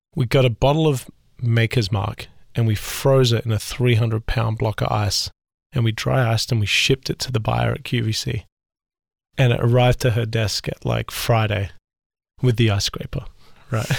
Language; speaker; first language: English; native; English